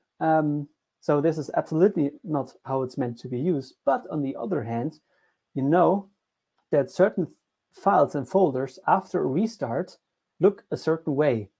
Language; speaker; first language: English; non-native, fluent; German